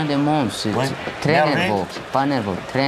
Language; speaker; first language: French; non-native, learner; Romanian